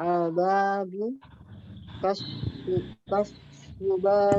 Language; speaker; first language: Arabic; non-native, learner; Indonesian